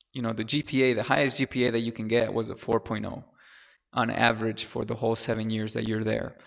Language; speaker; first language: English; early bilingual, other home language; Spanish